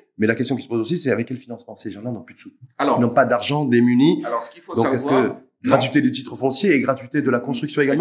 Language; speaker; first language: French; native; French